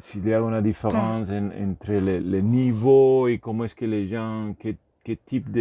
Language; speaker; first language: French; non-native, learner; Spanish